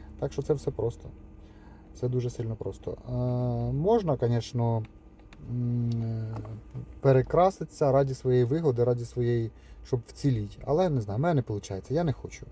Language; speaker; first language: Ukrainian; non-native, local second language; Russian